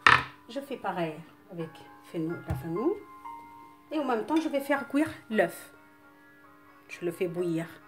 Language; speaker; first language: French; non-native, local second language; Arabic